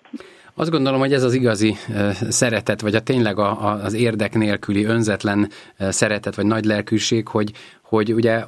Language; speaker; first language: Hungarian; native; Hungarian